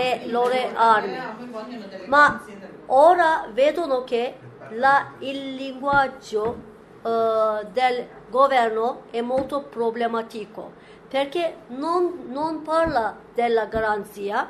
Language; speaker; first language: Italian; non-native, fluent; Turkish